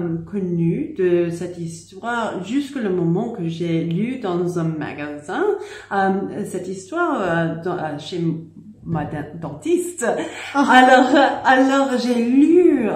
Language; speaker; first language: French; non-native, learner; English